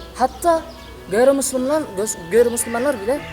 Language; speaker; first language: Turkish; non-native, fluent; Indonesian